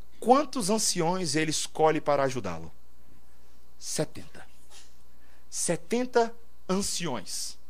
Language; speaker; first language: Portuguese; native; Portuguese